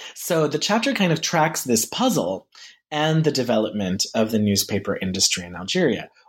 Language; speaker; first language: English; early bilingual, heritage; French